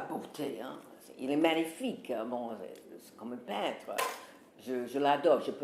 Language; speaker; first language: French; non-native, fluent; English